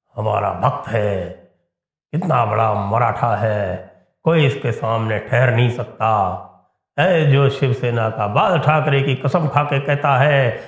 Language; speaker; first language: Hindi; native; Hindi